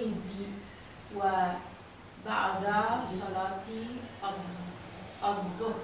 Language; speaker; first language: Arabic; non-native, learner; Chinese